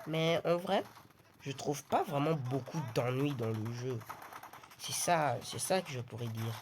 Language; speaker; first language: French; native; French